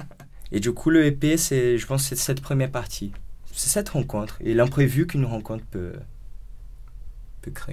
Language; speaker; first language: French; non-native, fluent; Portuguese